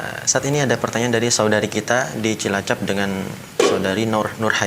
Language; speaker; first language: Indonesian; native; Indonesian